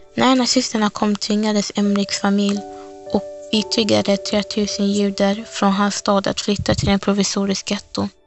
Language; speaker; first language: Swedish; early bilingual, other home language; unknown